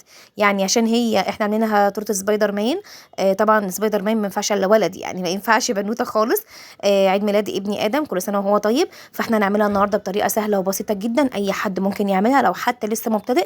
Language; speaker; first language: Arabic; native; Arabic